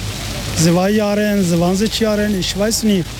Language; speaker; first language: German; non-native, learner; Persian